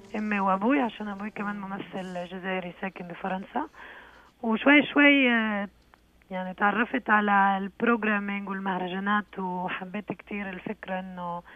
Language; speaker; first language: Arabic; early bilingual, heritage; Arabic